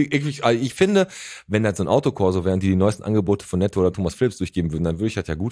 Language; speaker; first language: German; native; German